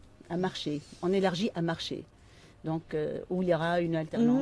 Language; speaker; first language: French; non-native, local second language; Arabic